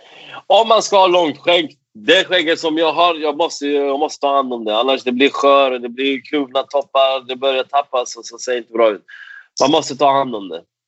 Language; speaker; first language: Swedish; non-native, fluent; Persian